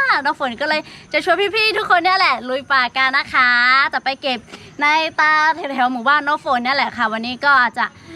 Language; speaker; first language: Thai; non-native, local second language; Lahu